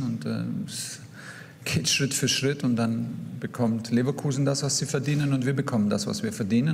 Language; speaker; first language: German; native; German